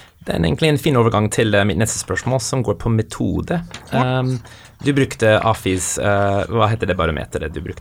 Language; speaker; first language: Norwegian; native; Norwegian